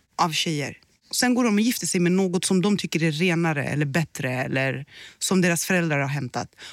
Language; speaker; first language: Swedish; early bilingual, other home language; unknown